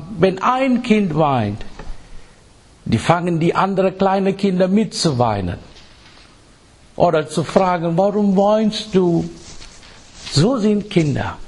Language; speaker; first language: German; non-native, learner; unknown